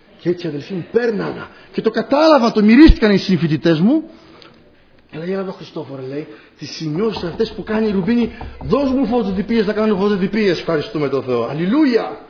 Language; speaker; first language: Greek; non-native, fluent; Polish